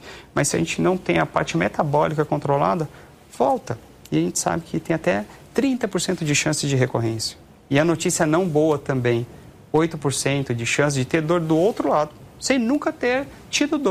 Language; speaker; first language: Portuguese; native; Portuguese